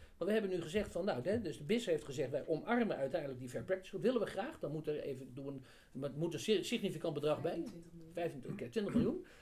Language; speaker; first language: Dutch; native; Dutch